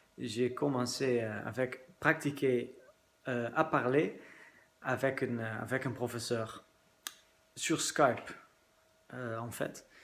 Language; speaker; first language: French; non-native, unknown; Dutch